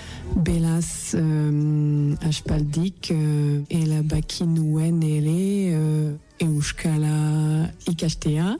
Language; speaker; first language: Basque; non-native, learner; French